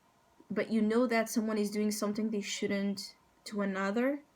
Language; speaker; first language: English; non-native, fluent; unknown